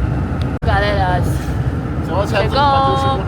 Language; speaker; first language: Portuguese; non-native, learner; Chinese